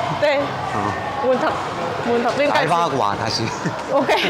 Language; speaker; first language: Korean; non-native, learner; Vietnamese